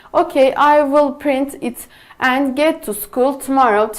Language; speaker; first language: English; non-native, fluent; Turkish